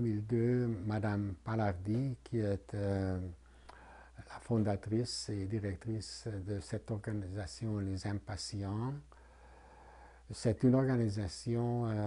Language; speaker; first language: French; non-native, fluent; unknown